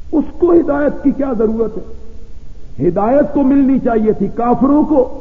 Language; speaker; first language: Urdu; non-native, local second language; Punjabi